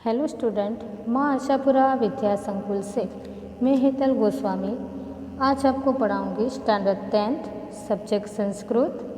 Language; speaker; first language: Hindi; non-native, local second language; Gujarati